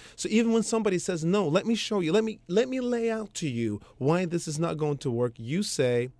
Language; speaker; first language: English; early bilingual, other home language; Swedish